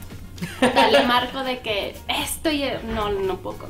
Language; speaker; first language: Spanish; native; Spanish